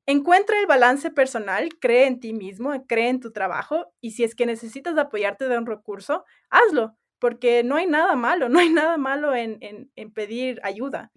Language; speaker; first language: Spanish; native; Spanish